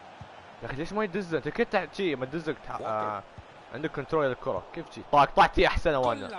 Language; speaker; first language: Arabic; native; Arabic